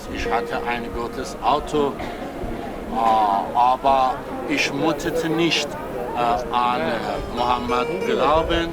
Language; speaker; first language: German; non-native, learner; Persian